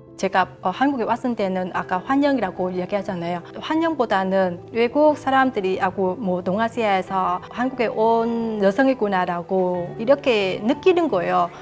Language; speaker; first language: Korean; non-native, fluent; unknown